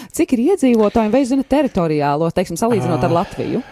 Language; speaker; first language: Latvian; native; Latvian